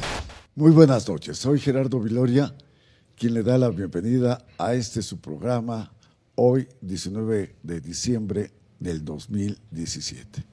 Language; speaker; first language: Spanish; native; Spanish